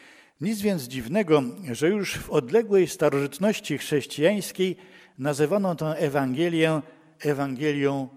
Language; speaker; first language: Polish; native; Polish